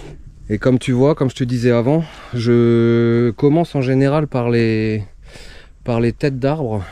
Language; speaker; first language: French; native; French